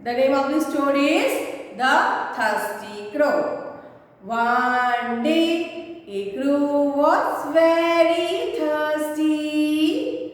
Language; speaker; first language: English; non-native, local second language; Hindi